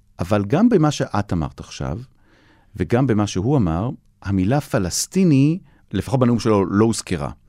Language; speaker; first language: Hebrew; native; Hebrew